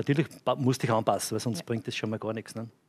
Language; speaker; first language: German; native; German